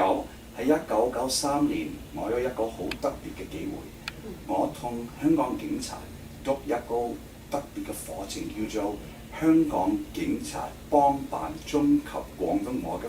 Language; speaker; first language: Cantonese; non-native, fluent; English